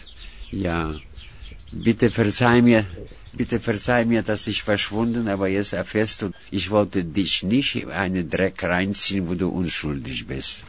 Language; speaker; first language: German; non-native, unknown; Russian